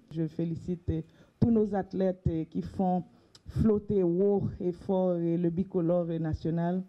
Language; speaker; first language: French; non-native, local second language; Haitian Creole